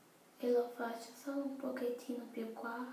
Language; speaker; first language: Italian; non-native, fluent; Portuguese